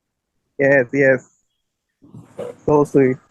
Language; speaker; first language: English; non-native, learner; Bangla